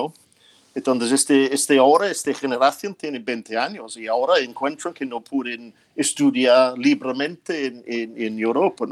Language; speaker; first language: Spanish; non-native, fluent; English